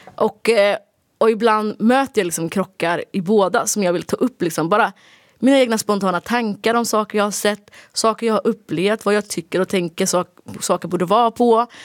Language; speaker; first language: Swedish; early bilingual, other home language; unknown